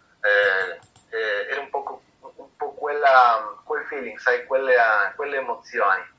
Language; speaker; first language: Italian; non-native, fluent; Spanish